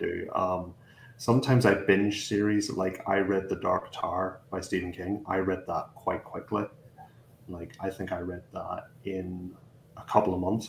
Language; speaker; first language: English; native; English